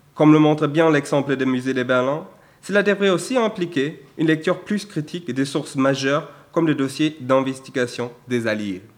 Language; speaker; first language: French; non-native, fluent; German